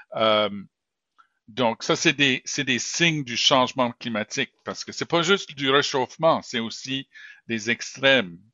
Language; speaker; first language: French; native; French